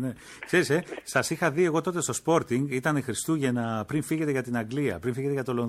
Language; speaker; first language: Greek; native; Greek